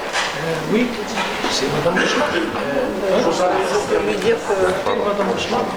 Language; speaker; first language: French; non-native, local second language; Arabic